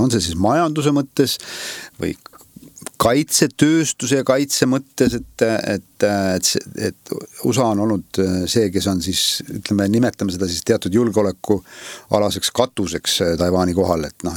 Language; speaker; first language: Estonian; native; Estonian